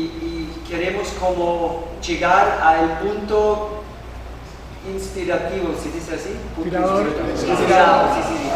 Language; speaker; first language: Spanish; non-native, fluent; German